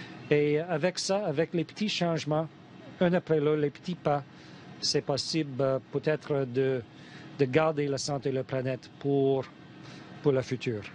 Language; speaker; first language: French; non-native, fluent; English